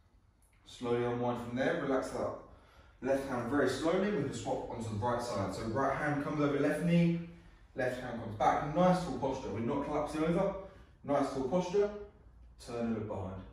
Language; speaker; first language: English; native; English